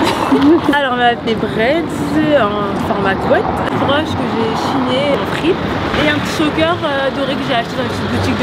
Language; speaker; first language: French; native; French